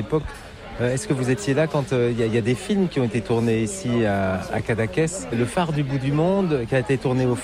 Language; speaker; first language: French; native; French